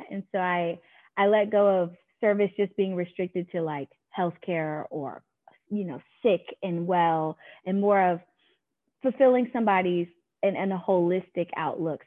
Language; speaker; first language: English; native; English